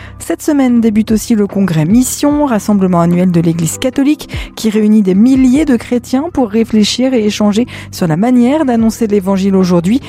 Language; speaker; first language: French; native; French